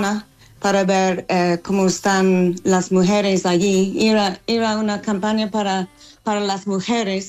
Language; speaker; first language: Spanish; non-native, learner; English